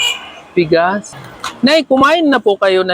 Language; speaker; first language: Filipino; non-native, learner; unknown